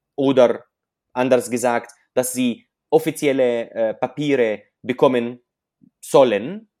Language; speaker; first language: German; non-native, fluent; Arabic